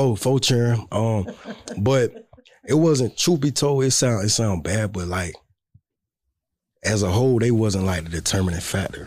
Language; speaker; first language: English; native; English